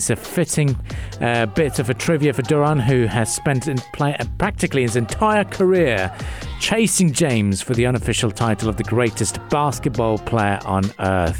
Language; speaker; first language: English; non-native, local second language; Urdu